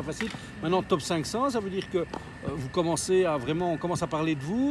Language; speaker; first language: French; native; French